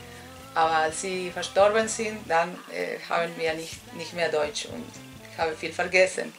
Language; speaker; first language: German; non-native, fluent; Spanish